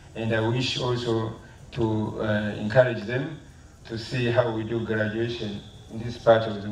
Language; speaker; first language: English; non-native, local second language; Swahili